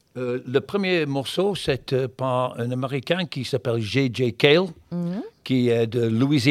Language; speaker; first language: French; non-native, fluent; English